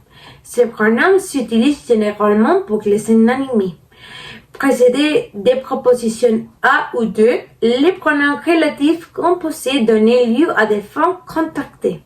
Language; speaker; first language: French; non-native, learner; Spanish